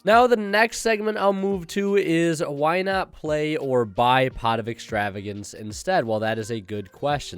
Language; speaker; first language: English; native; English